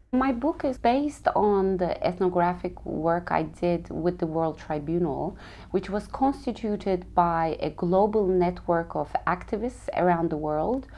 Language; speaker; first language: English; non-native, fluent; Turkish